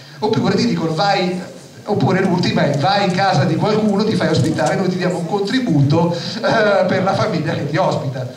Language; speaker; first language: Italian; native; Italian